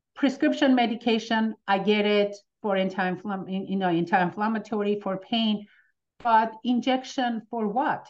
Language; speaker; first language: English; early bilingual, other home language; Armenian